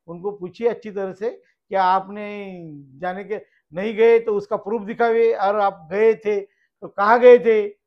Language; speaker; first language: Hindi; non-native, local second language; Marathi